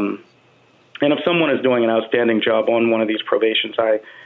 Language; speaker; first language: English; native; English